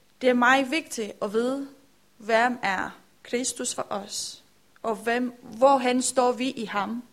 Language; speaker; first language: Danish; non-native, learner; Romanian